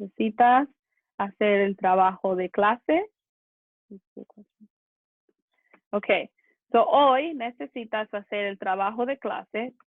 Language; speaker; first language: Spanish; early bilingual, other home language; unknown